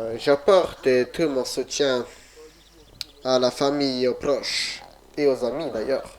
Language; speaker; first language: French; native; French